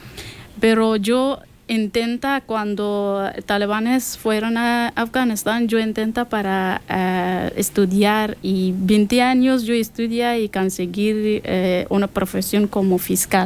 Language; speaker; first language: Spanish; non-native, learner; Persian